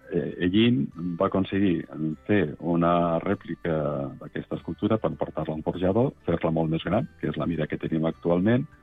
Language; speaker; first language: Catalan; native; Catalan